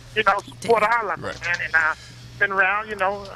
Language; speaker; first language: English; native; English